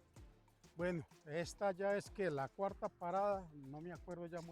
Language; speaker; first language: Spanish; native; Spanish